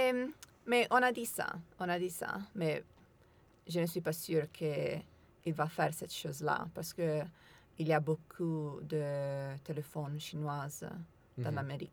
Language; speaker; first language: French; non-native, learner; Italian